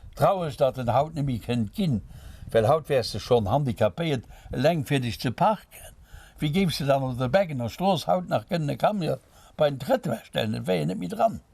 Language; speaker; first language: Luxembourgish; native; Luxembourgish